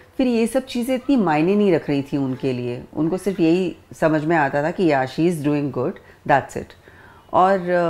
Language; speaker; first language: Hindi; native; Hindi